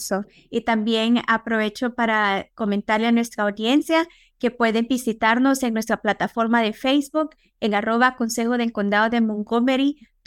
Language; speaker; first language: Spanish; native; Spanish